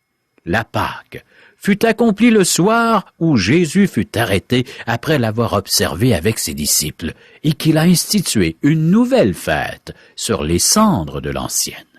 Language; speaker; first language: French; native; French